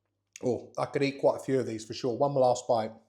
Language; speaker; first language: English; native; English